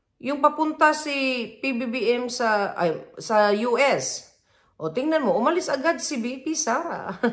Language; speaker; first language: Filipino; non-native, local second language; Cebuano